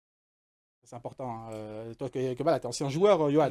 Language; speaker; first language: French; native; French